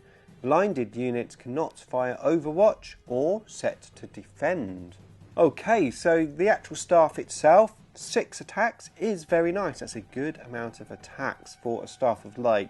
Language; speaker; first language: English; native; English